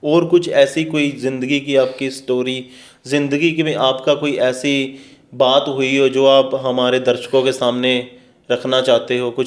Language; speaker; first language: Hindi; non-native, local second language; Punjabi